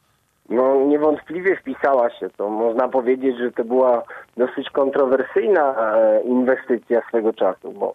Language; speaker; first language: Polish; native; Polish